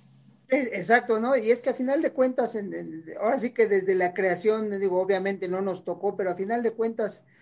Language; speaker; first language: Spanish; native; Spanish